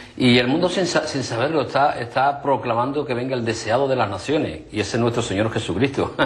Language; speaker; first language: Spanish; native; Spanish